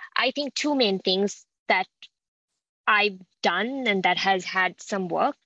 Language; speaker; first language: English; non-native, local second language; Sinhala